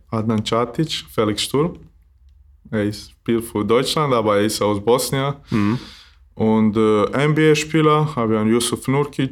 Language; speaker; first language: German; non-native, learner; Bosnian